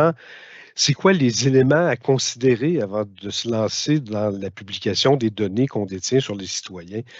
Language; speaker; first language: French; native; French